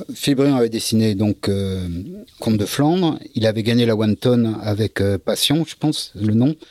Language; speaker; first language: French; native; French